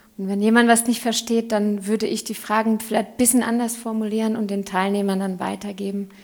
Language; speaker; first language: German; non-native, fluent; Hungarian